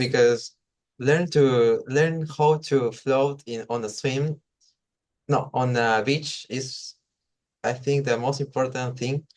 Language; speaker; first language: English; non-native, learner; Spanish